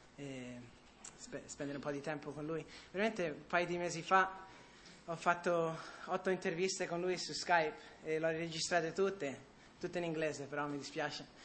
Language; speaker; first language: Italian; early bilingual, other home language; English